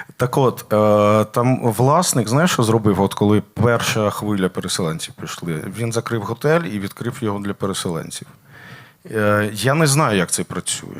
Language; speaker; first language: Ukrainian; non-native, local second language; Russian